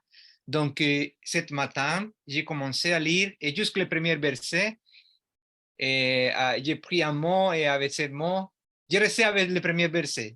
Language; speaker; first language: French; non-native, learner; Spanish